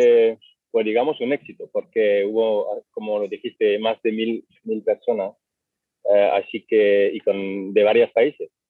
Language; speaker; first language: Spanish; non-native, fluent; French